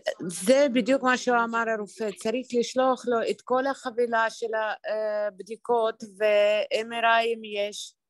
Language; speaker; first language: Hebrew; non-native, fluent; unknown